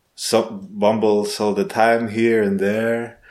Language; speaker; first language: English; non-native, learner; Spanish